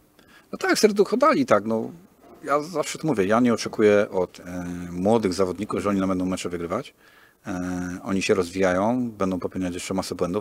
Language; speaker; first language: Polish; native; Polish